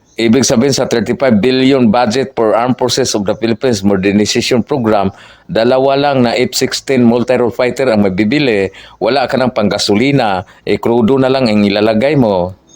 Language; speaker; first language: Filipino; non-native, local second language; Cebuano